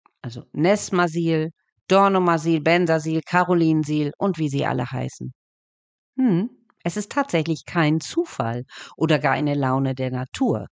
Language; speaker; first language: German; native; German